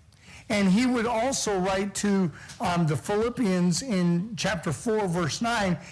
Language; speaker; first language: English; native; English